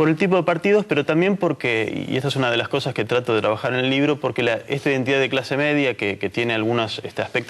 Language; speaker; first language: Spanish; native; Spanish